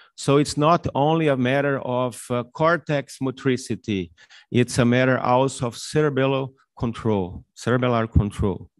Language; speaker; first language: English; non-native, fluent; Portuguese